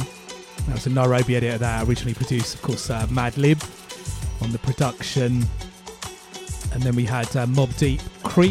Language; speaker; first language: English; native; English